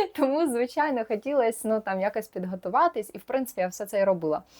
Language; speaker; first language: Ukrainian; non-native, local second language; Russian